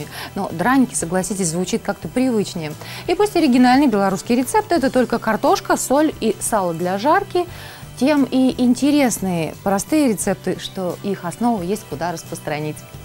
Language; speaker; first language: Russian; native; Russian